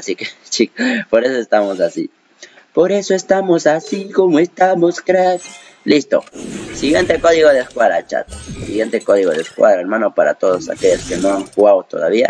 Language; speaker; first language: Spanish; native; Spanish